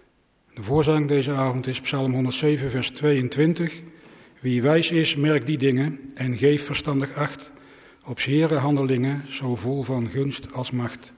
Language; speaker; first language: Dutch; native; Dutch